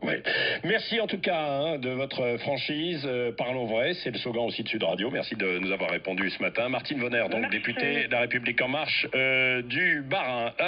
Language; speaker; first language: French; native; French